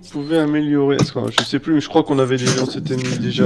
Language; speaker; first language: French; native; French